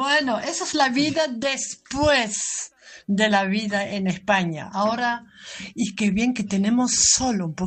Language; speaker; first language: Spanish; non-native, fluent; German